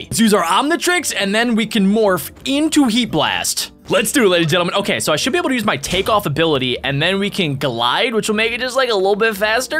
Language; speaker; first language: English; native; English